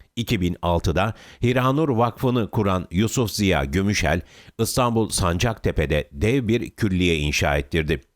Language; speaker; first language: Turkish; native; Turkish